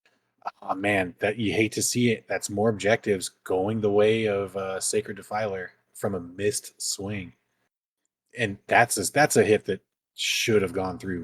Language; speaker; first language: English; native; English